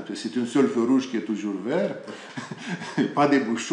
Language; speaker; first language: French; non-native, fluent; Romanian